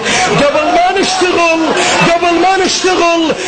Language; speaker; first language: Arabic; native; Arabic